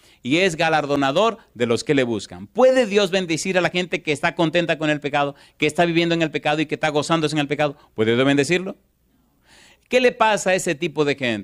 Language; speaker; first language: Spanish; native; Spanish